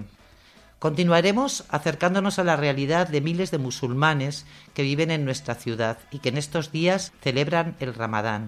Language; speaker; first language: Spanish; native; Spanish